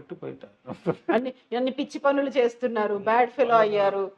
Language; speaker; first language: Telugu; native; Telugu